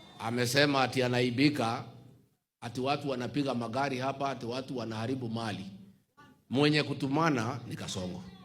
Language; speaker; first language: Swahili; non-native, local second language; Kikuyu